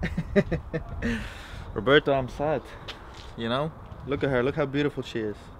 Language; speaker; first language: English; native; English